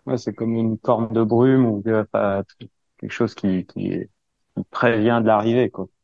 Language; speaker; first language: French; native; French